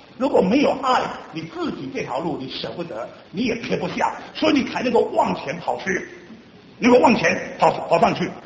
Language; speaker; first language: Chinese; native; Chinese